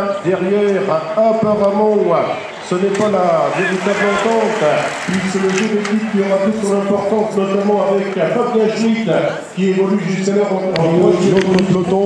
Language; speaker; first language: French; native; French